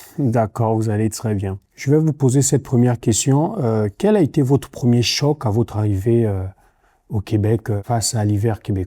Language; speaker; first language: French; native; French